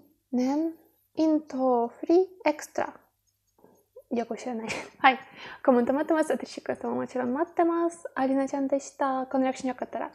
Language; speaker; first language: Japanese; non-native, fluent; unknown